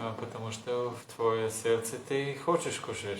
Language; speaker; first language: Russian; non-native, learner; Bulgarian